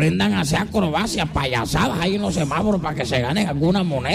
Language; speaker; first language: Spanish; native; Spanish